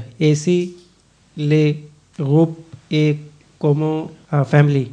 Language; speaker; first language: French; non-native, learner; Urdu